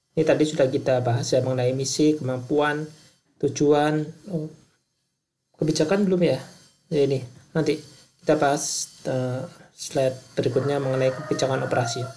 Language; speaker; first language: Indonesian; native; Indonesian